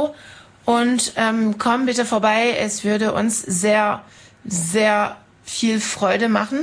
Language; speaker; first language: German; non-native, fluent; French